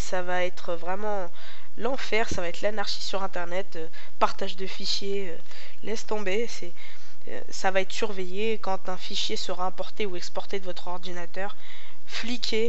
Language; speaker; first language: French; native; French